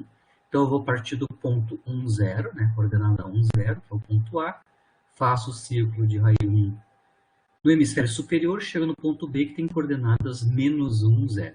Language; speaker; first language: Portuguese; native; Portuguese